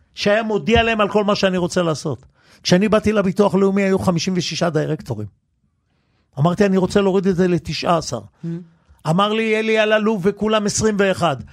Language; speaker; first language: Hebrew; early bilingual, other home language; Yiddish